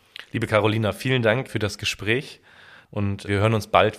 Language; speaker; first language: German; native; German